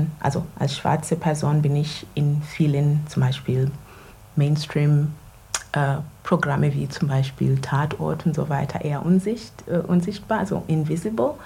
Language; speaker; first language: German; non-native, fluent; Ganda